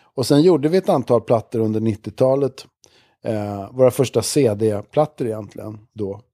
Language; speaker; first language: Swedish; native; Swedish